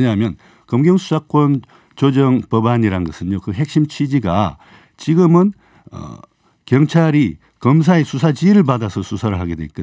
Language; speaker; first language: Korean; native; Korean